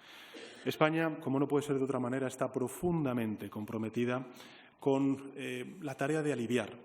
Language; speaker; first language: Spanish; native; Spanish